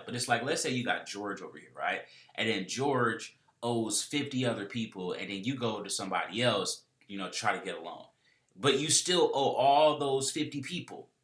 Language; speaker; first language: English; native; English